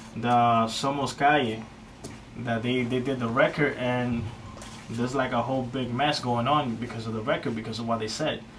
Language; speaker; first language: English; native; English